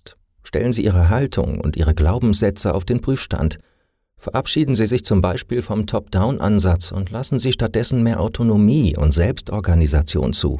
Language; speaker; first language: German; native; German